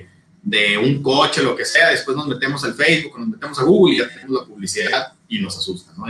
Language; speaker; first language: Spanish; native; Spanish